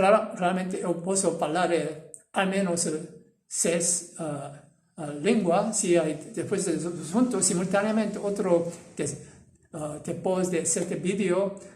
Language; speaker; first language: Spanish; non-native, learner; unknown